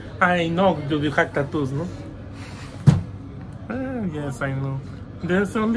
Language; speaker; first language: English; non-native, learner; Spanish